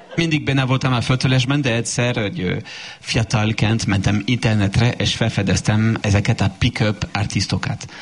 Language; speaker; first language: Hungarian; non-native, fluent; French